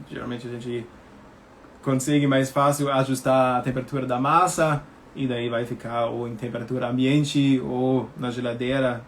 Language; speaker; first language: Portuguese; non-native, fluent; German